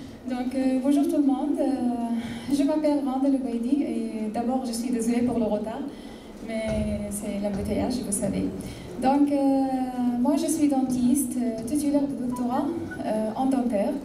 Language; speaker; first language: French; non-native, fluent; Arabic